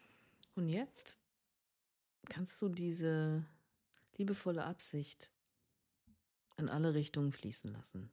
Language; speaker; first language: German; native; German